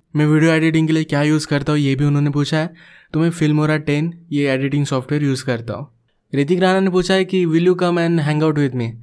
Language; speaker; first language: Hindi; non-native, local second language; Marathi